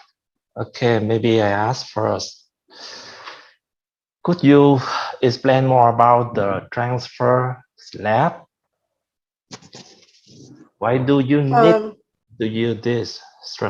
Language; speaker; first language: English; non-native, fluent; Vietnamese